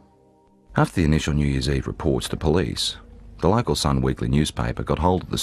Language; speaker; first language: English; native; English